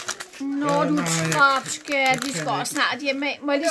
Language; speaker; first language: Danish; native; Danish